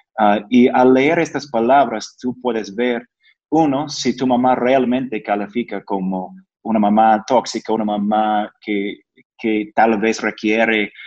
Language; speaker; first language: Spanish; non-native, fluent; English